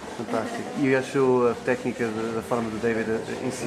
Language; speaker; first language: Portuguese; native; Portuguese